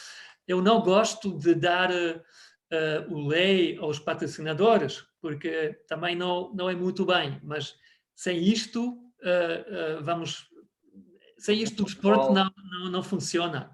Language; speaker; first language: Portuguese; non-native, fluent; German